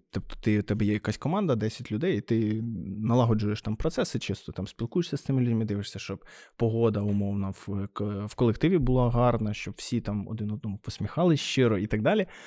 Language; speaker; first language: Ukrainian; native; Ukrainian